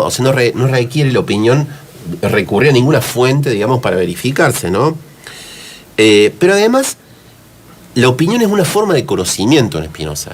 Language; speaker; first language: Spanish; native; Spanish